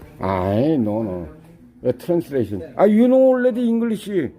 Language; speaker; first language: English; non-native, learner; Korean